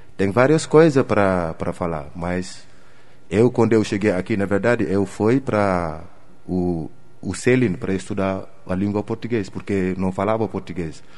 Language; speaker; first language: Portuguese; non-native, learner; Wolof